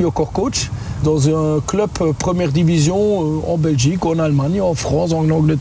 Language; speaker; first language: French; non-native, fluent; German